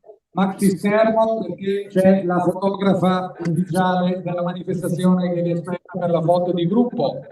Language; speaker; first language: Italian; native; Italian